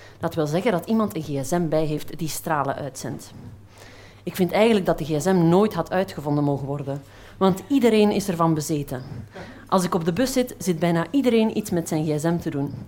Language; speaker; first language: Dutch; native; Dutch